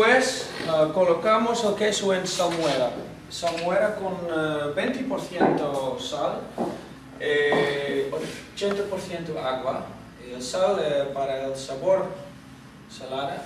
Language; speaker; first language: Spanish; non-native, fluent; Dutch